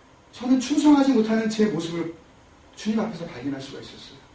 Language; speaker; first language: Korean; native; Korean